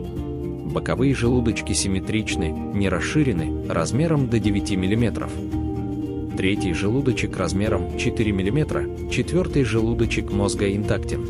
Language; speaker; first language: Russian; native; Russian